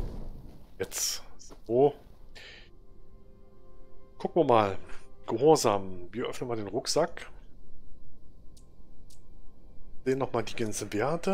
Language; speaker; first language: German; native; German